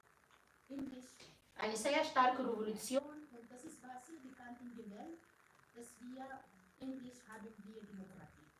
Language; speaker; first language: German; non-native, fluent; Arabic